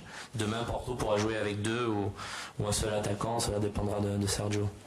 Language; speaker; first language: French; native; French